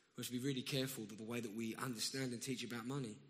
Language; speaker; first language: English; native; English